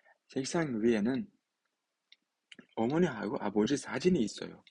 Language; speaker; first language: Korean; non-native, fluent; Uzbek